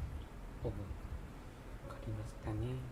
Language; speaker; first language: Japanese; non-native, learner; Chinese